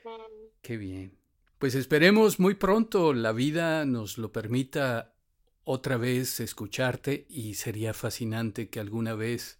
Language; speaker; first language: Spanish; native; Spanish